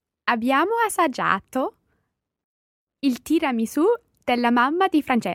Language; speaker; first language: Italian; non-native, learner; English